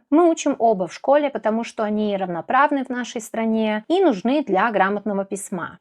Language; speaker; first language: Russian; non-native, fluent; Serbian